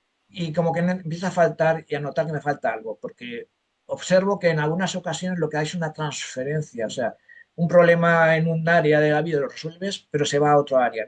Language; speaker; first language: Spanish; native; Spanish